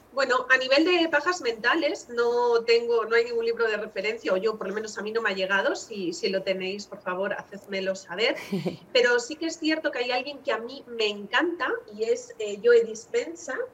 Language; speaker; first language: Spanish; native; Spanish